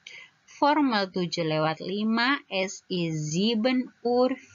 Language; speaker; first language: German; non-native, fluent; Indonesian